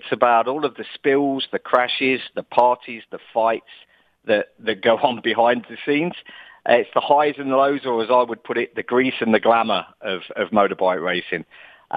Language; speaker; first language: English; native; English